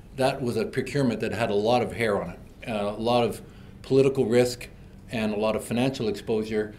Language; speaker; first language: English; native; English